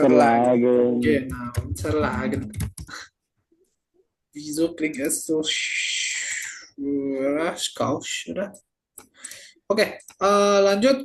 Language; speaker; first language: German; non-native, fluent; Indonesian